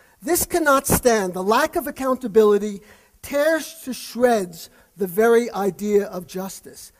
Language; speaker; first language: English; native; English